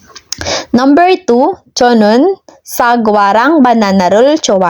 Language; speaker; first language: Korean; non-native, learner; Filipino